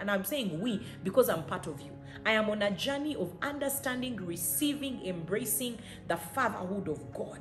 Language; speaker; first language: English; native; English